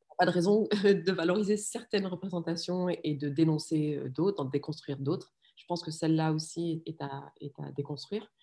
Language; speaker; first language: French; early bilingual, other home language; Riffian